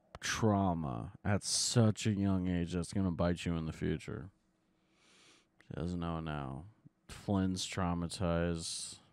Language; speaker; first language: English; native; English